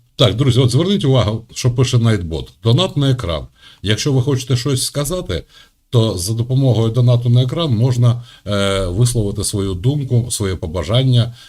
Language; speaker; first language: Ukrainian; non-native, local second language; Russian